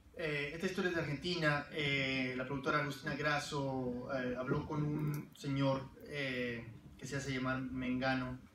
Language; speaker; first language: Spanish; early bilingual, heritage; Spanish